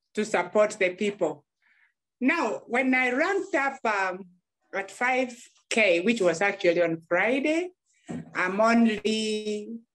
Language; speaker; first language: English; non-native, local second language; Gusii